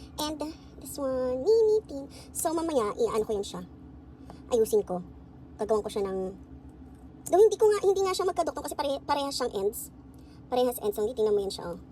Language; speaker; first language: Filipino; native; Filipino